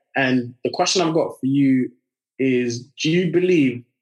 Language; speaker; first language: English; early bilingual, other home language; French